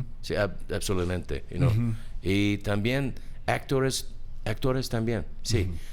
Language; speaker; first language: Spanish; non-native, learner; English